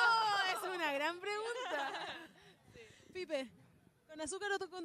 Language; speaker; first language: Spanish; native; Spanish